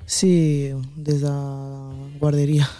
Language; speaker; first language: Catalan; early bilingual, other home language; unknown